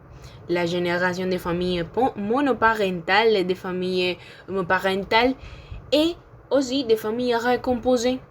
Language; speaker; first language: French; non-native, learner; Spanish